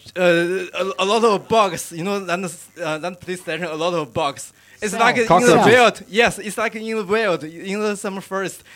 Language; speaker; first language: English; non-native, learner; Chinese